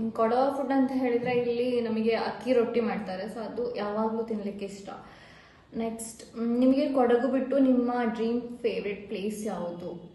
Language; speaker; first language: Kannada; non-native, local second language; Malayalam